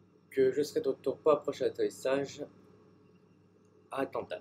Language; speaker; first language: French; native; French